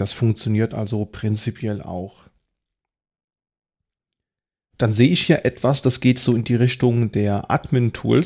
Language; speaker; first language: German; native; German